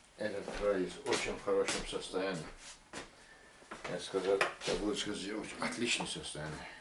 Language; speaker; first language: Russian; non-native, learner; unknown